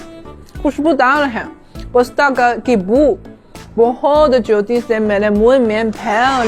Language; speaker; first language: Hindi; non-native, learner; Chinese